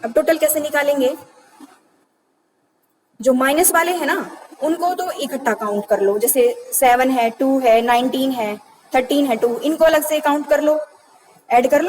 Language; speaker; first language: Hindi; native; Hindi